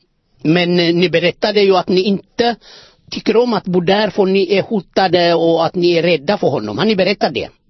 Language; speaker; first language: Swedish; non-native, fluent; Amharic